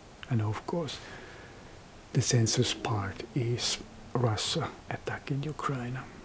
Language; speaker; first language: English; non-native, fluent; Finnish